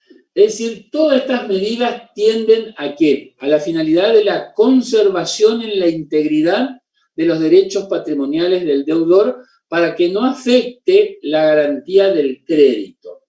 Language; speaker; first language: Spanish; native; Spanish